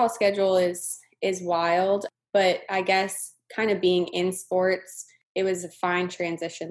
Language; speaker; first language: English; native; English